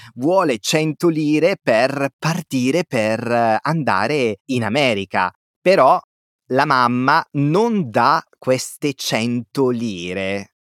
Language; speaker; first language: Italian; native; Italian